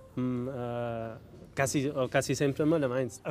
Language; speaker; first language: Catalan; non-native, fluent; German